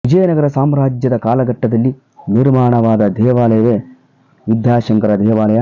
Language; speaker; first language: Kannada; native; Kannada